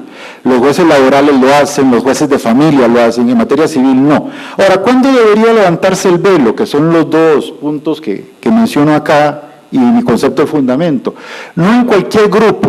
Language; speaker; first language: Spanish; native; Spanish